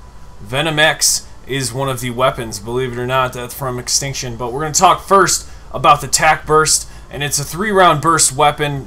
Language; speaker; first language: English; native; English